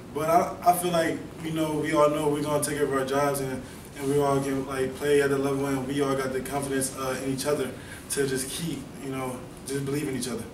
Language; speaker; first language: English; native; English